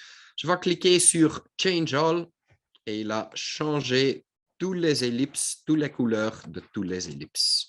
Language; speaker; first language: French; non-native, local second language; Dutch